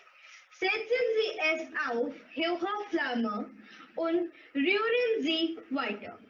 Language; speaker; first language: German; non-native, learner; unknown